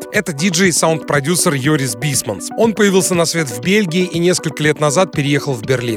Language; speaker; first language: Russian; native; Russian